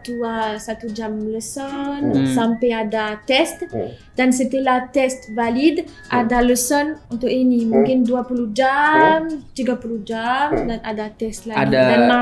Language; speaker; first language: Indonesian; non-native, learner; French